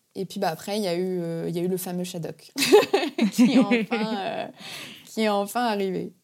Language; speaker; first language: French; native; French